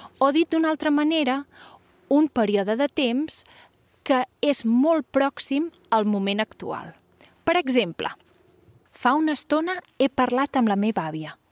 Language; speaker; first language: Catalan; native; Catalan